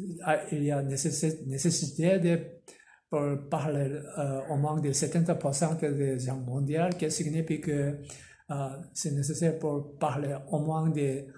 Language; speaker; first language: French; non-native, learner; Korean